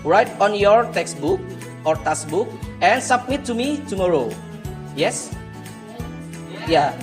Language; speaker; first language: English; non-native, learner; Indonesian